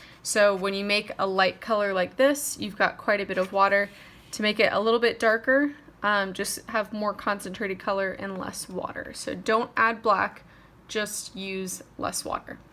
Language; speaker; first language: English; native; English